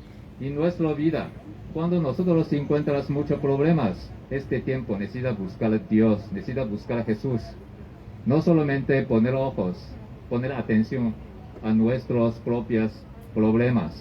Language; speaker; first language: Spanish; non-native, learner; Chinese